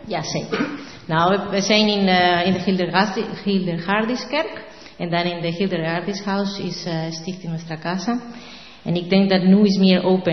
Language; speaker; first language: Dutch; non-native, learner; Spanish